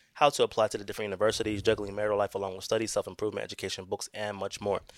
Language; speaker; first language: English; native; English